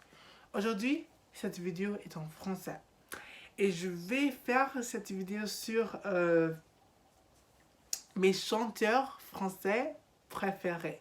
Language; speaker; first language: French; non-native, learner; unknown